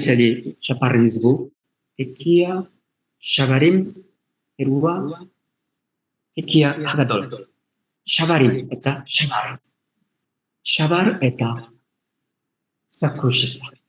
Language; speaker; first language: Russian; non-native, learner; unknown